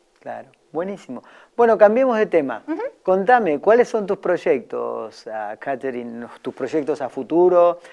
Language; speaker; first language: Spanish; native; Spanish